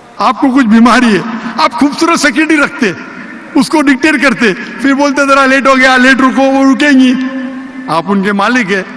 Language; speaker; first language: Urdu; non-native, local second language; Konkani